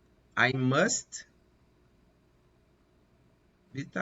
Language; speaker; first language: English; non-native, fluent; Portuguese